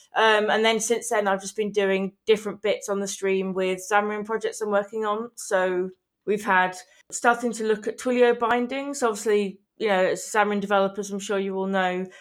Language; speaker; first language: English; native; English